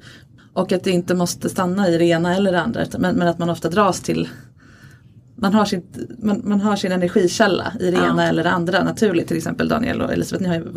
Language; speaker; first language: Swedish; native; Swedish